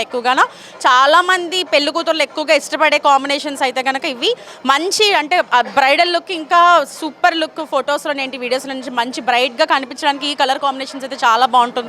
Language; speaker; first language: Telugu; native; Telugu